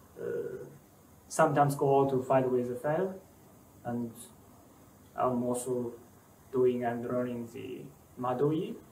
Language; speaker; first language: English; non-native, learner; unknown